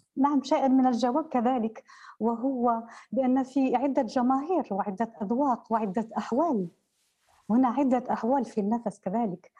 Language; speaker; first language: Arabic; native; Arabic